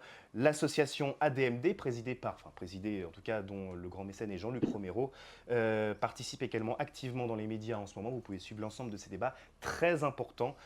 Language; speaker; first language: French; native; French